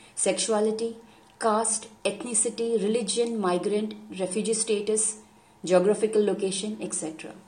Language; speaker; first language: English; non-native, local second language; Hindi